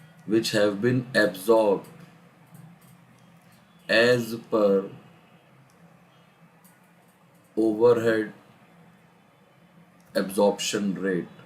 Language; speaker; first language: English; non-native, local second language; Hindi